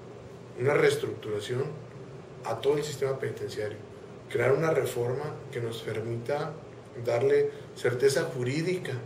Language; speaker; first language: Spanish; native; Spanish